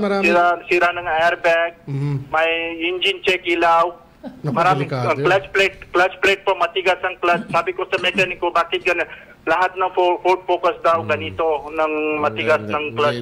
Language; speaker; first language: Filipino; non-native, learner; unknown